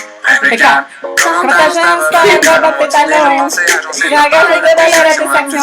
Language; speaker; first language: French; native; French